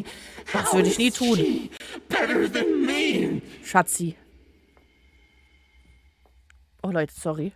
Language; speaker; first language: German; native; German